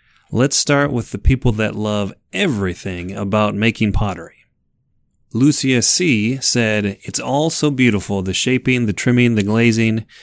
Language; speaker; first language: English; native; English